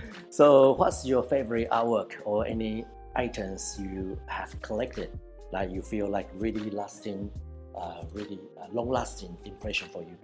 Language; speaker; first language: English; non-native, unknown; Chinese